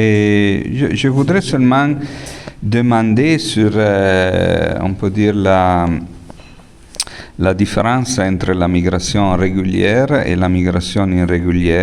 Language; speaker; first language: French; non-native, fluent; Italian